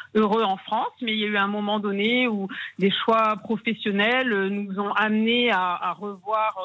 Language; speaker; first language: French; native; French